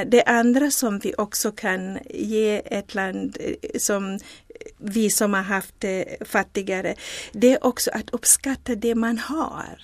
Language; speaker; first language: Swedish; non-native, fluent; Zulu